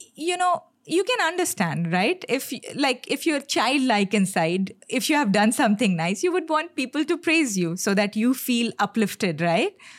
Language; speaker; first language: Hindi; native; Hindi